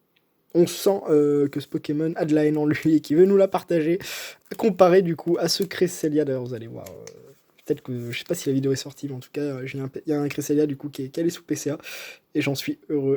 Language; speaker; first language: French; native; French